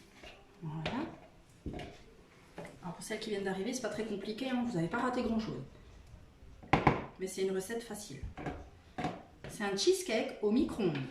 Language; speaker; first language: French; native; French